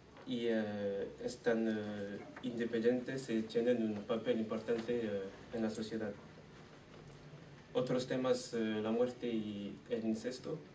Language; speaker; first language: Spanish; non-native, learner; French